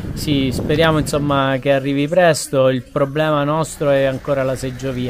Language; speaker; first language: Italian; native; Italian